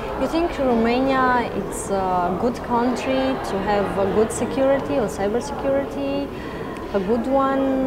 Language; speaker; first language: English; non-native, learner; Romanian